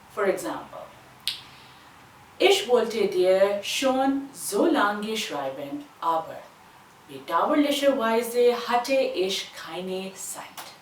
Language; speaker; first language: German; non-native, fluent; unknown